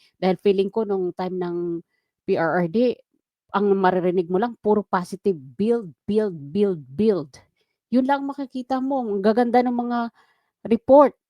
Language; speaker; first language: Filipino; non-native, local second language; Waray